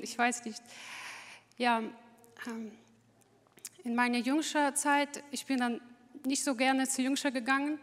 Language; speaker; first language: German; non-native, fluent; Russian